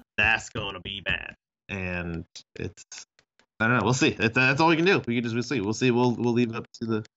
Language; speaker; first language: English; early bilingual, other home language; Thai